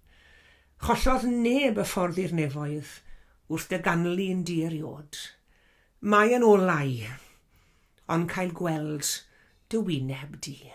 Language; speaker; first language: Welsh; native; Welsh